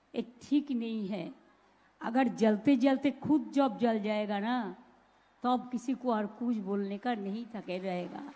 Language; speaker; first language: Hindi; non-native, local second language; Bangla